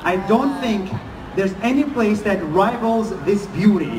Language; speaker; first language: English; non-native, fluent; Arabic